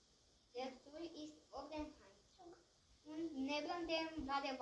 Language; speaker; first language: German; non-native, learner; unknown